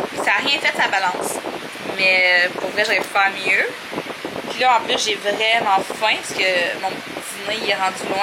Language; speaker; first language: French; native; French